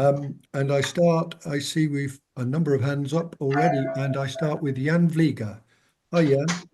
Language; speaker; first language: English; native; English